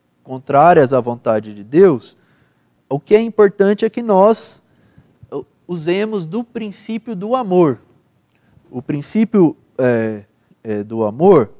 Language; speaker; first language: Portuguese; native; Portuguese